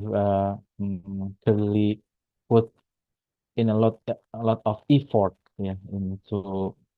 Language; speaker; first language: English; non-native, fluent; Indonesian